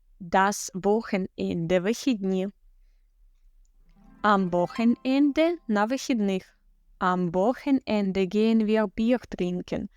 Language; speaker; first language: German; non-native, fluent; Ukrainian